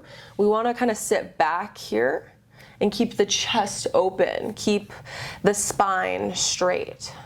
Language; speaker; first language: English; native; English